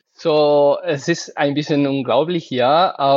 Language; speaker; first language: German; non-native, fluent; Spanish